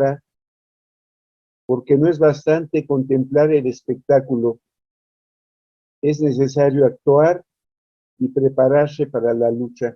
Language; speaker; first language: Spanish; native; Spanish